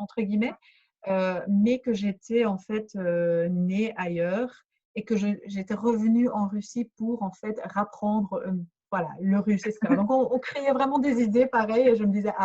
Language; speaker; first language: French; early bilingual, other home language; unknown